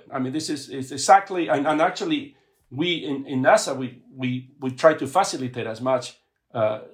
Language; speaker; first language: English; non-native, fluent; Spanish